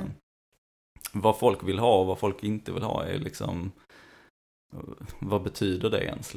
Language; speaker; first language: Swedish; native; Swedish